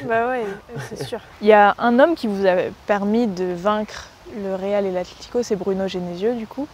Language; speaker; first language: French; native; French